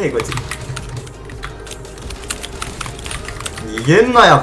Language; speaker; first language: Japanese; native; Japanese